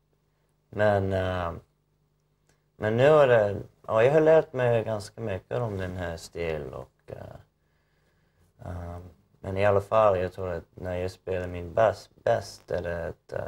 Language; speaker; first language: Swedish; non-native, fluent; English